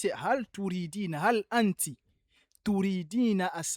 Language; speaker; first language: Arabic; non-native, fluent; French